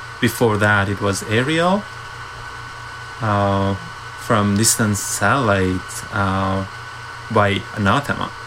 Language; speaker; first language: English; non-native, fluent; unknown